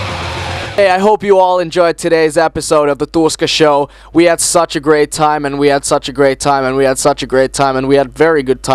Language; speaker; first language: English; non-native, fluent; Finnish